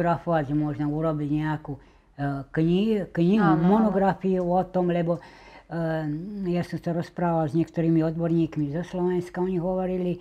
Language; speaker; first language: Slovak; native; Slovak